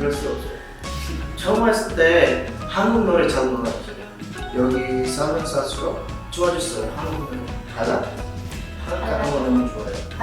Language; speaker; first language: Korean; non-native, learner; Indonesian